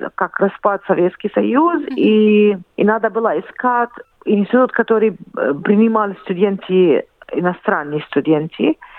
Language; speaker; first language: Russian; non-native, fluent; Arabic